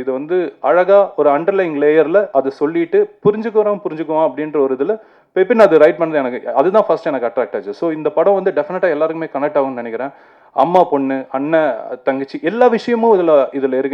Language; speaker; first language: Tamil; native; Tamil